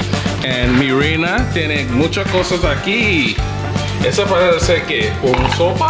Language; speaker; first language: Spanish; non-native, learner; English